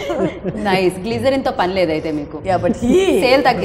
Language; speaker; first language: Telugu; native; Telugu